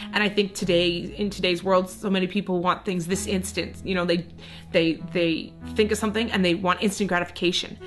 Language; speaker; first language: English; native; English